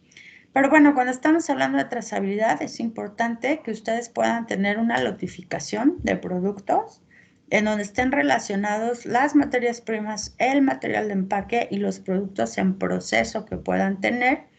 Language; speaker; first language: Spanish; native; Spanish